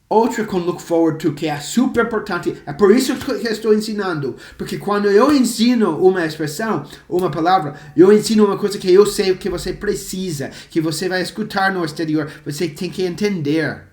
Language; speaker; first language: Portuguese; non-native, fluent; English